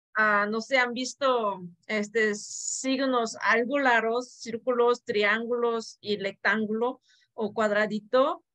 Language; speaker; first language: Spanish; non-native, fluent; Korean